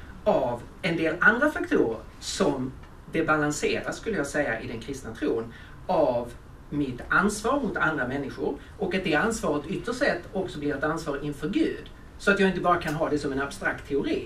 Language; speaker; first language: Swedish; native; Swedish